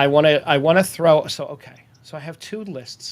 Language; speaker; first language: English; native; English